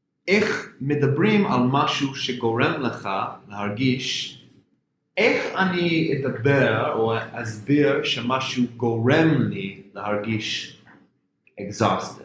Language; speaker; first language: Hebrew; non-native, fluent; English